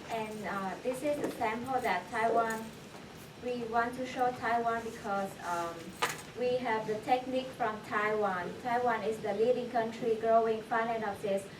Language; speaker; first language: English; non-native, fluent; Vietnamese